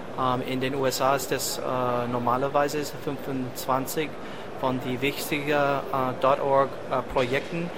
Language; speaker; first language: German; non-native, fluent; English